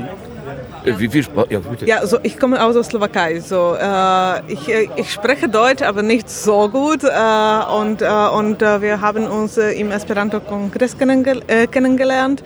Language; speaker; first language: German; non-native, learner; Slovak